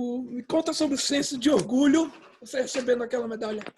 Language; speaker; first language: Portuguese; early bilingual, heritage; English